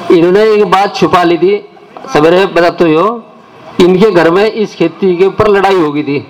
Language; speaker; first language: Hindi; native; Hindi